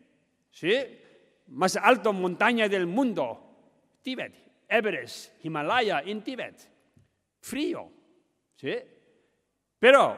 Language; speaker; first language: Spanish; non-native, learner; Tibetan